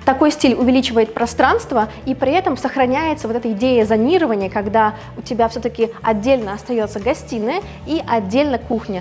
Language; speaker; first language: Russian; native; Russian